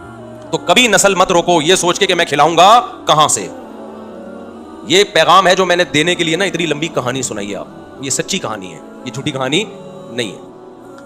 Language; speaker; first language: Urdu; native; Urdu